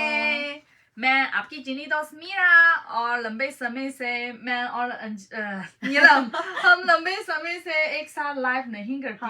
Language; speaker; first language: Hindi; non-native, fluent; Chinese